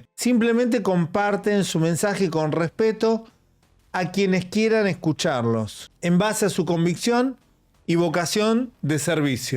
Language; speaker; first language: Spanish; native; Spanish